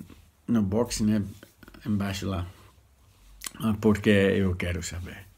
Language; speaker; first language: Portuguese; non-native, fluent; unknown